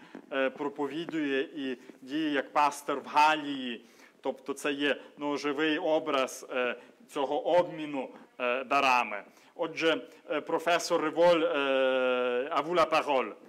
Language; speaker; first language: Ukrainian; native; Ukrainian